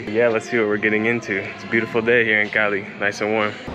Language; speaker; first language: English; native; English